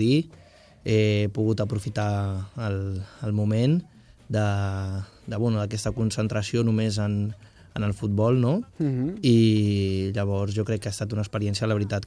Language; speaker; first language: Catalan; non-native, fluent; Portuguese